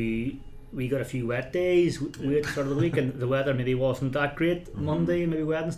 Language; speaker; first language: English; native; English